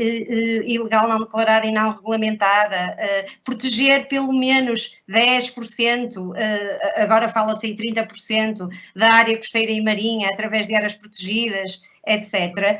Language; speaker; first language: Portuguese; native; Portuguese